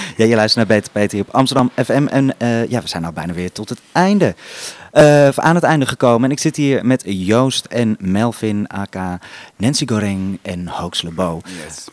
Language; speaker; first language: Dutch; native; Dutch